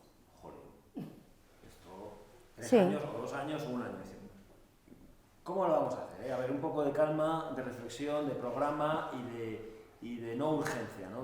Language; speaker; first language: Spanish; native; Spanish